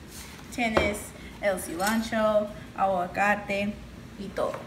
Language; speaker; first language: Spanish; non-native, learner; English